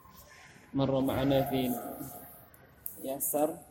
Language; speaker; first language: Arabic; non-native, fluent; Indonesian